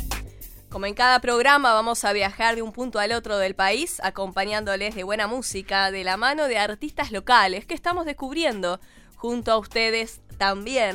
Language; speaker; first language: Spanish; native; Spanish